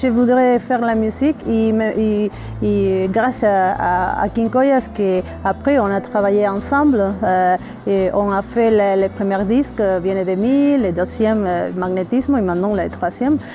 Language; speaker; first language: French; non-native, learner; Spanish